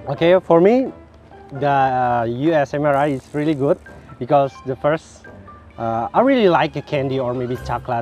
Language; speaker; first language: English; non-native, fluent; Indonesian